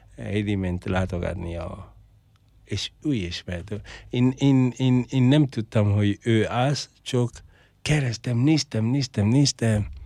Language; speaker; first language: Hungarian; non-native, learner; Spanish